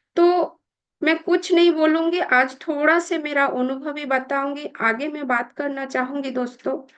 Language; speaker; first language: Hindi; non-native, local second language; Bangla